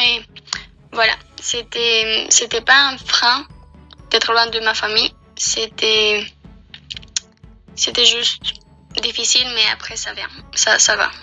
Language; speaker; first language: French; non-native, fluent; Spanish